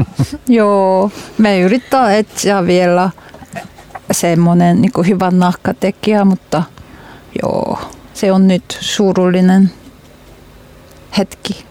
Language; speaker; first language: Finnish; non-native, learner; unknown